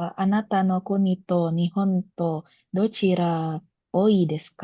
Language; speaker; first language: Japanese; non-native, learner; Indonesian